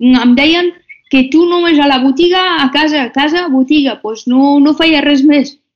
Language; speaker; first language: Catalan; non-native, fluent; Persian